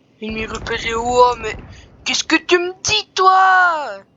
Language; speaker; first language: French; native; French